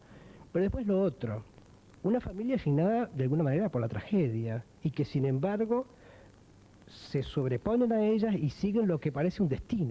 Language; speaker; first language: Spanish; native; Spanish